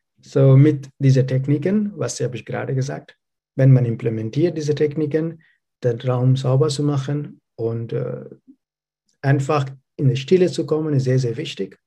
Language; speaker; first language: German; non-native, learner; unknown